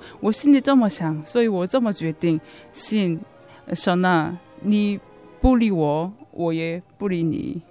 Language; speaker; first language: Chinese; non-native, fluent; Korean